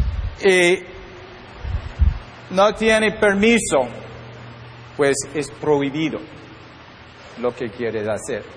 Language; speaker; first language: Spanish; non-native, learner; English